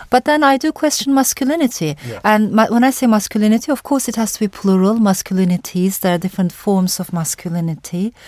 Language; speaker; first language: English; non-native, fluent; Turkish